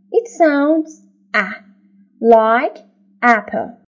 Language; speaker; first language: English; non-native, fluent; Persian